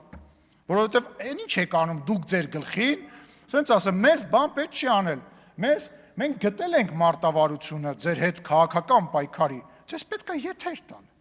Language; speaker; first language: Armenian; native; Armenian